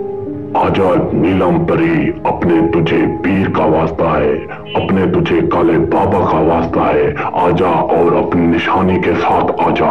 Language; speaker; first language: Urdu; native; Urdu